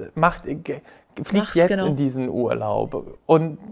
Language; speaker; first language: German; native; German